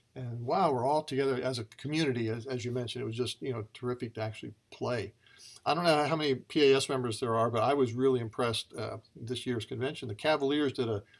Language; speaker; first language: English; native; English